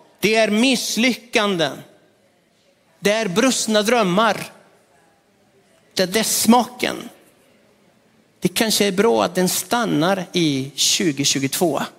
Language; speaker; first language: Swedish; non-native, fluent; Spanish